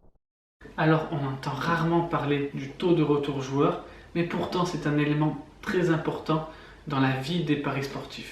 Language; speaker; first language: French; native; French